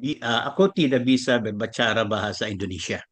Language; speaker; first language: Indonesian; non-native, learner; Filipino